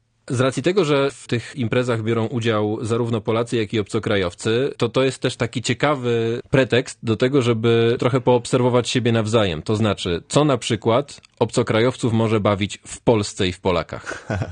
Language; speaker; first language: Polish; native; Polish